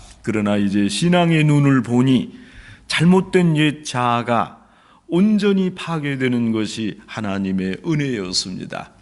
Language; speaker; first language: Korean; native; Korean